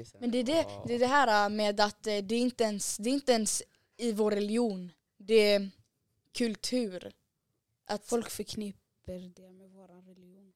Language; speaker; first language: Swedish; early bilingual, other home language; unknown